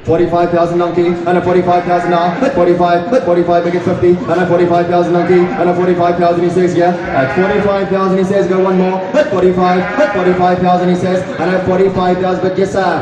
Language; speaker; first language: English; non-native, local second language; Afrikaans